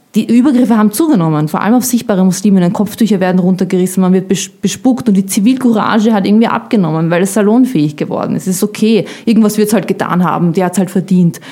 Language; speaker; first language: German; early bilingual, other home language; Bosnian